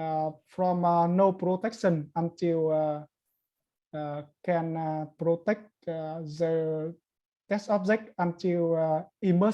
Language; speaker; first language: English; non-native, learner; Vietnamese